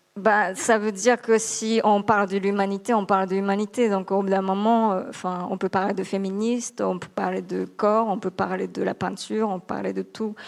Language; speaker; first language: French; non-native, fluent; Japanese